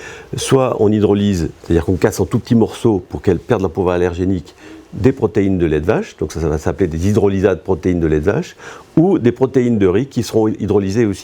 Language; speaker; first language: French; native; French